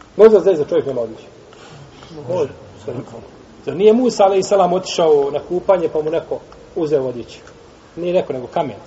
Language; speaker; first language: Bosnian; native; Bosnian